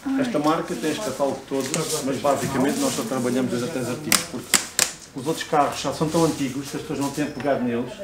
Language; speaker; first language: Portuguese; native; Portuguese